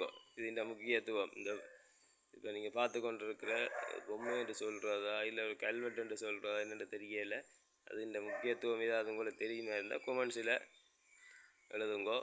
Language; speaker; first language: Tamil; native; Tamil